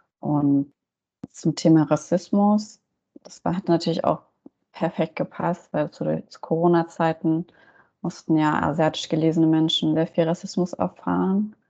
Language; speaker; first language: German; native; German